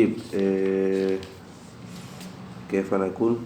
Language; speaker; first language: Arabic; non-native, fluent; Indonesian